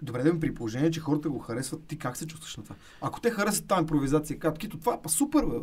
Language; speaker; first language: Bulgarian; native; Bulgarian